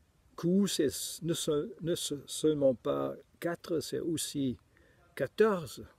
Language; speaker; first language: French; non-native, fluent; German